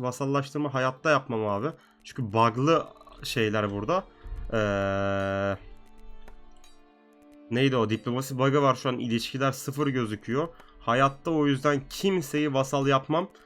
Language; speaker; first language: Turkish; native; Turkish